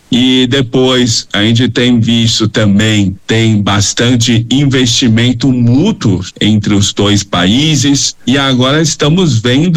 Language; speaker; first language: Portuguese; non-native, fluent; Chinese